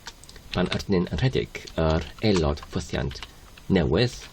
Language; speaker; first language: Welsh; non-native, learner; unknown